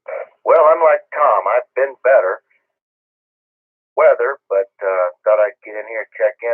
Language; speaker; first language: English; native; English